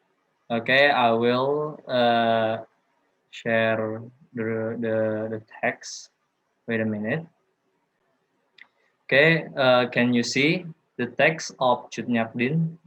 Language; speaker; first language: English; non-native, learner; Indonesian